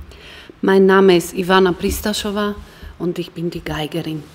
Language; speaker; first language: German; non-native, fluent; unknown